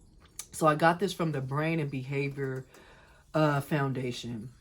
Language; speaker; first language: English; native; English